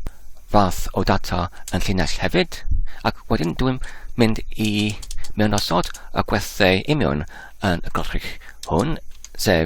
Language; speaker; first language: Welsh; non-native, learner; English